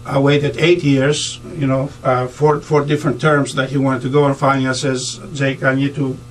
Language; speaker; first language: English; non-native, fluent; Greek